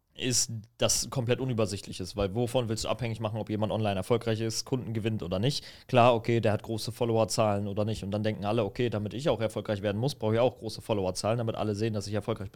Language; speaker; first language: German; native; German